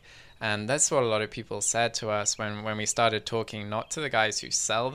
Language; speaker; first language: English; native; English